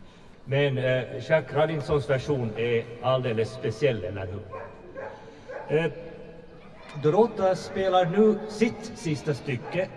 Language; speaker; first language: Swedish; native; Swedish